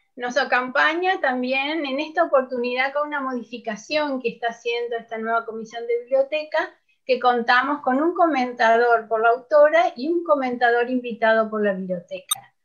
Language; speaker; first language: Spanish; native; Spanish